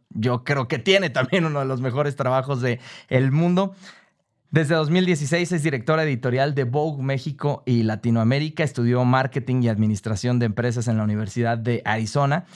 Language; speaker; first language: Spanish; native; Spanish